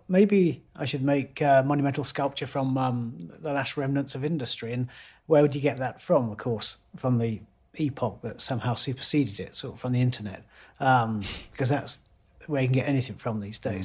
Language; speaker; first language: English; native; English